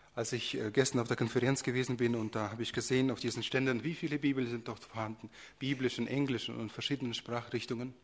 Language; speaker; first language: German; early bilingual, other home language; Russian